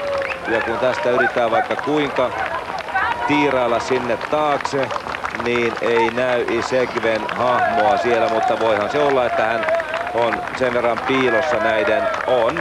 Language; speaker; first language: Finnish; native; Finnish